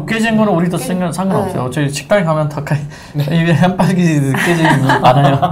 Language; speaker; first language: Korean; non-native, learner; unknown